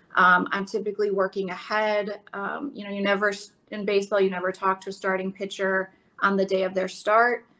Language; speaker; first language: English; native; English